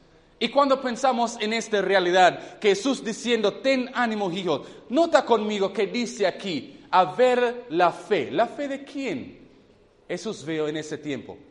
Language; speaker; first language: Spanish; non-native, fluent; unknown